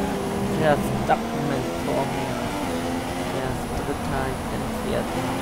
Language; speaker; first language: German; native; German